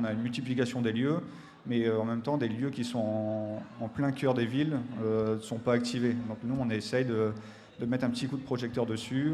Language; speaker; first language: French; native; French